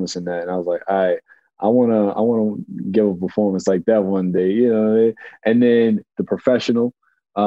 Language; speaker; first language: English; native; English